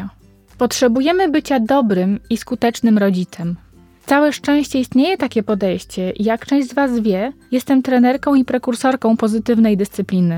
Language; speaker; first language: Polish; native; Polish